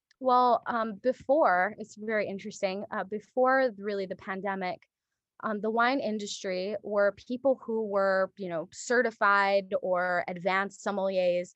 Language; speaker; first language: English; early bilingual, other home language; Japanese